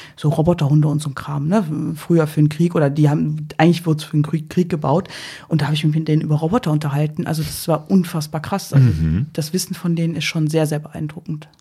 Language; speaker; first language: German; native; German